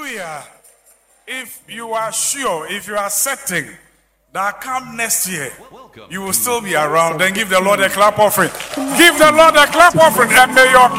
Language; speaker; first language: English; non-native, local second language; Akan